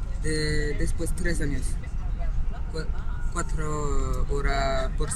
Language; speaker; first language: Spanish; non-native, learner; French